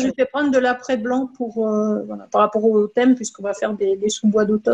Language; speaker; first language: French; native; French